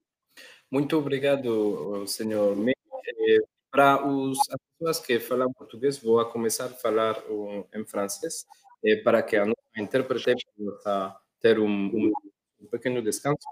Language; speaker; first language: Portuguese; non-native, learner; Spanish